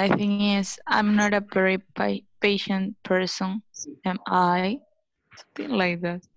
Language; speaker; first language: English; non-native, learner; Spanish